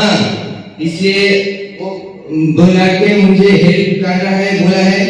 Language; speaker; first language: Hindi; non-native, local second language; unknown